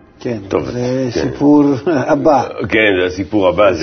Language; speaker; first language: Hebrew; non-native, fluent; Russian